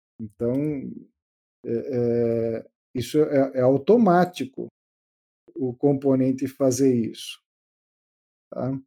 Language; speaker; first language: Portuguese; native; Portuguese